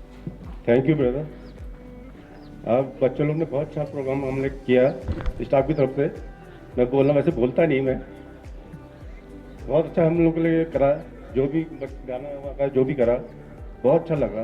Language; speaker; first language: Hindi; non-native, local second language; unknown